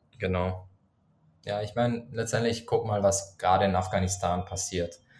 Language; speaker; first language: German; non-native, fluent; Persian